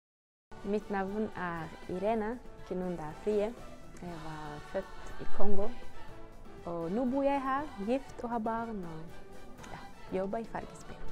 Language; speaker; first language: Norwegian; early bilingual, other home language; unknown